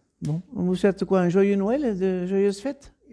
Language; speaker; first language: French; native; French